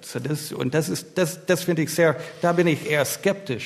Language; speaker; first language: German; non-native, fluent; English